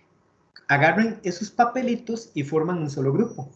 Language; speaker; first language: Spanish; native; Spanish